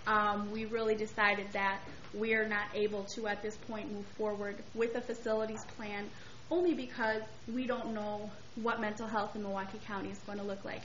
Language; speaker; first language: English; native; English